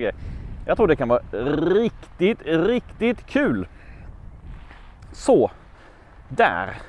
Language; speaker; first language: Swedish; native; Swedish